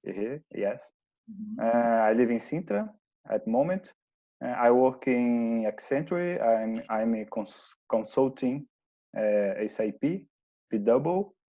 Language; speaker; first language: English; non-native, learner; Portuguese